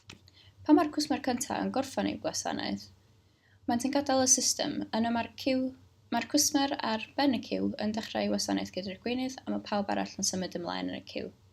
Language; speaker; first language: Welsh; native; Welsh